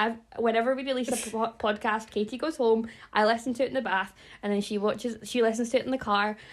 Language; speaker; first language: English; native; English